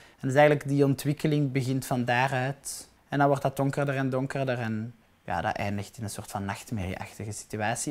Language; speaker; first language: Dutch; native; Dutch